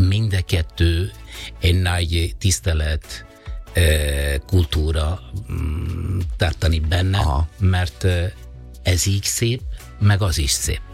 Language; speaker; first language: Hungarian; non-native, fluent; Italian